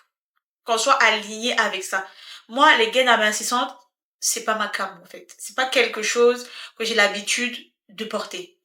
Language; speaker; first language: French; native; French